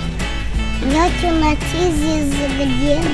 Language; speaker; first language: Russian; early bilingual, heritage; Russian